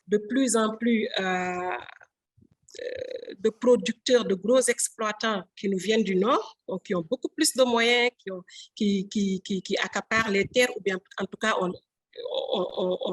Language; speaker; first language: French; non-native, local second language; Wolof